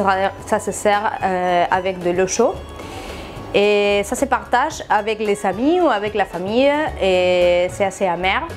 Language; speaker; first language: French; non-native, fluent; Spanish